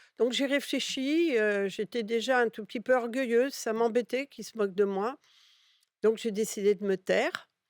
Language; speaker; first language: French; early bilingual, other home language; Catalan